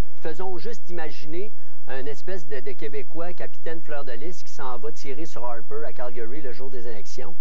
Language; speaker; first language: French; native; French